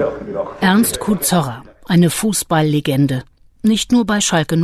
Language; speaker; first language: German; native; German